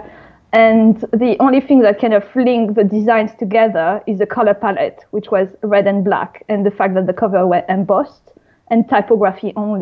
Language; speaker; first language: English; non-native, fluent; French